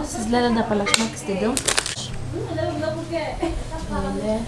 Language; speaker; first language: Turkish; non-native, fluent; Portuguese